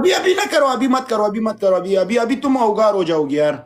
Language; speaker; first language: Hindi; non-native, fluent; Pashto